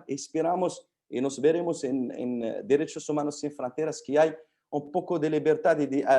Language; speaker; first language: Spanish; non-native, fluent; Arabic